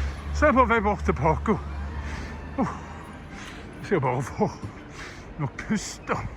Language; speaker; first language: Norwegian; native; Norwegian